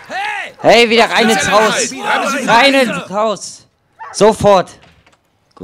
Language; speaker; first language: German; native; German